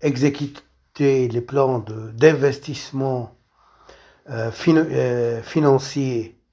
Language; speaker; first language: French; non-native, local second language; Arabic